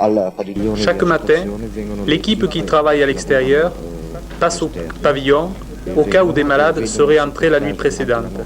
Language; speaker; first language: French; native; French